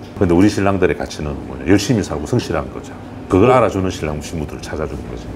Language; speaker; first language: Korean; native; Korean